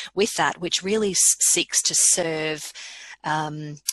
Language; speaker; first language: English; native; English